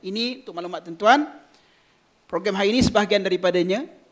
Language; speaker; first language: Malay; native; Malay